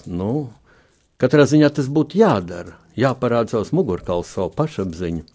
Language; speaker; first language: Latvian; native; Latvian